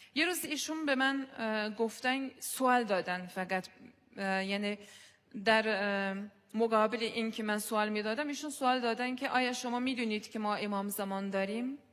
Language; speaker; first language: Persian; non-native, fluent; Azerbaijani